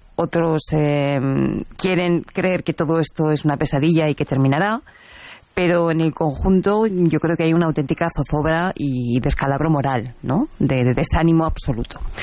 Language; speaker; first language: Spanish; native; Spanish